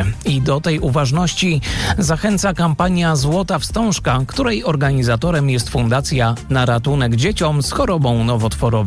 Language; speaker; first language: Polish; native; Polish